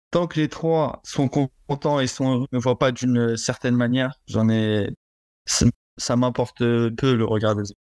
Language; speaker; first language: French; native; French